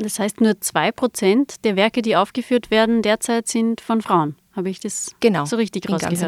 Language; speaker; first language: German; native; German